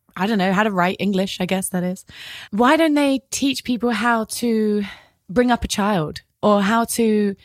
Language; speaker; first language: English; native; English